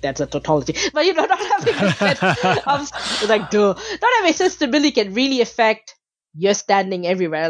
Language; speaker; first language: English; non-native, local second language; Bangla